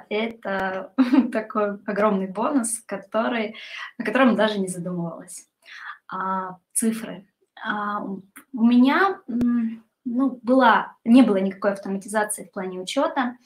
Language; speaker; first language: Russian; native; Russian